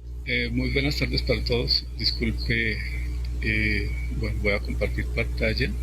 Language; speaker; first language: Spanish; native; Spanish